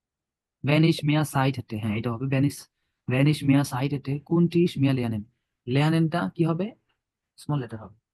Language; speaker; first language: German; non-native, learner; Bangla